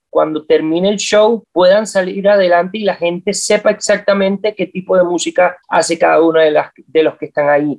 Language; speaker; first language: Spanish; native; Spanish